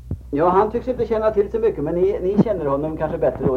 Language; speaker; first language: Swedish; native; Swedish